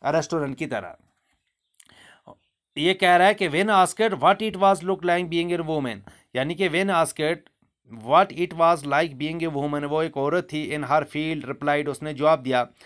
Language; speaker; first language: Hindi; native; Hindi